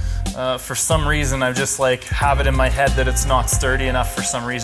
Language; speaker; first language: English; native; English